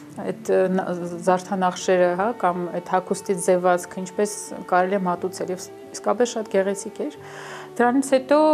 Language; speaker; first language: Armenian; early bilingual, heritage; Armenian